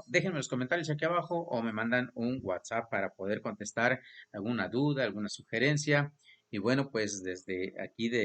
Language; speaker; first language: Spanish; native; Spanish